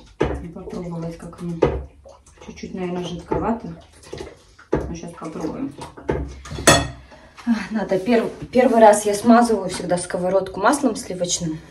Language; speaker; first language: Russian; native; Russian